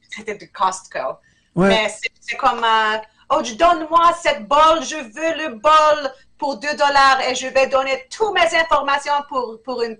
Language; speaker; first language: French; non-native, fluent; English